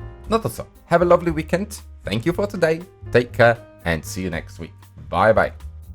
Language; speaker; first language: English; non-native, fluent; Polish